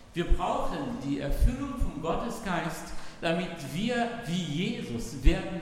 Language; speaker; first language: German; non-native, fluent; Arabic